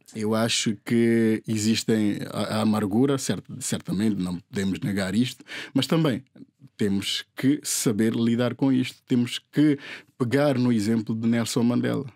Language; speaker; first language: Portuguese; non-native, local second language; Upper Guinea Crioulo